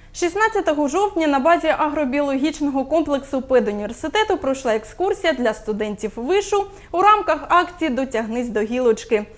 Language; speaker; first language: Ukrainian; native; Ukrainian